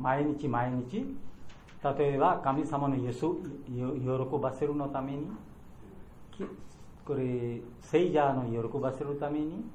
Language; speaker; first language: Japanese; non-native, learner; Bangla